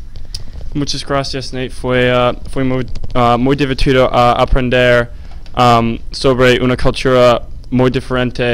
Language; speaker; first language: Spanish; non-native, learner; English